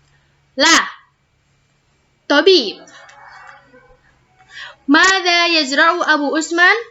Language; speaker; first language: Arabic; non-native, learner; Indonesian